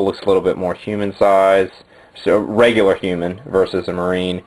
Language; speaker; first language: English; native; English